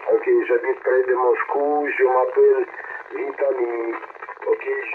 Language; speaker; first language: French; non-native, learner; Russian